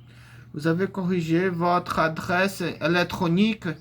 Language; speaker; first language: French; non-native, learner; Portuguese